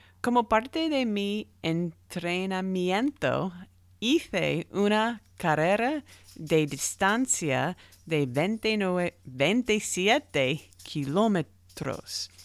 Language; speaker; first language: Spanish; non-native, learner; English